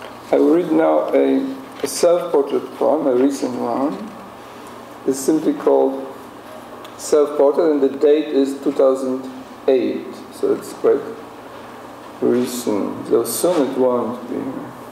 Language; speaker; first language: English; non-native, fluent; Polish